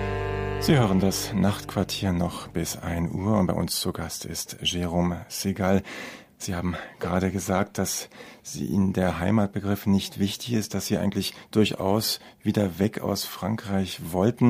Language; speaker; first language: German; native; German